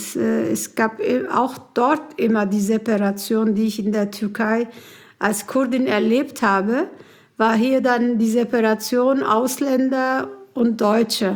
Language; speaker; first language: German; early bilingual, other home language; Kurdish